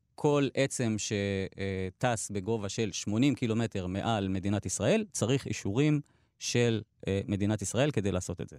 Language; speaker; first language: Hebrew; native; Hebrew